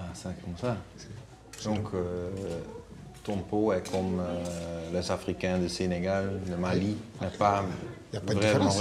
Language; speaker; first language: French; non-native, learner; Dutch